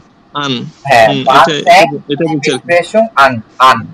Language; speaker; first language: German; non-native, learner; Bangla